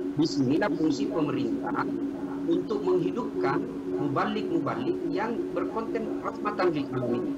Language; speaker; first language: Indonesian; non-native, local second language; Buginese